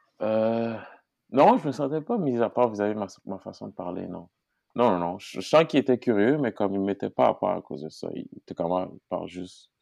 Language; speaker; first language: French; non-native, local second language; Haitian Creole